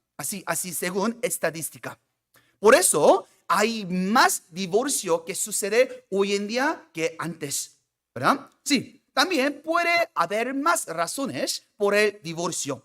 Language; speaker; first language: Spanish; non-native, fluent; Korean